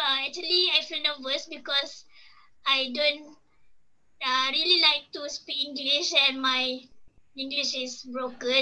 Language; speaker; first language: English; non-native, local second language; Malay